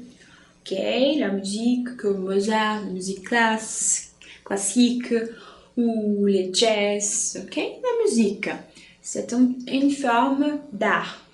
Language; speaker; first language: French; non-native, fluent; Portuguese